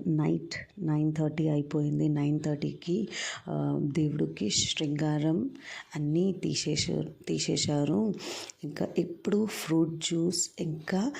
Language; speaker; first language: Telugu; non-native, local second language; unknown